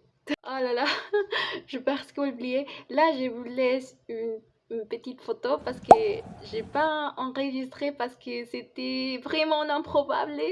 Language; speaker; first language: French; non-native, fluent; Spanish